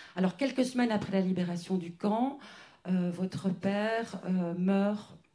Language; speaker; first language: French; native; French